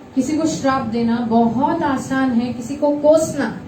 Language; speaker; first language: Hindi; non-native, local second language; Marathi